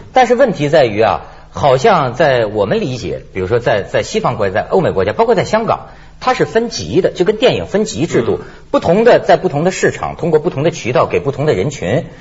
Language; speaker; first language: Chinese; native; Chinese